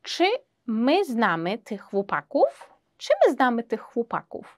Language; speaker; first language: Polish; non-native, fluent; Uzbek